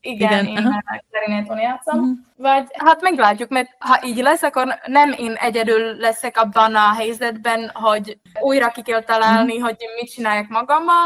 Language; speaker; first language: Hungarian; non-native, fluent; Czech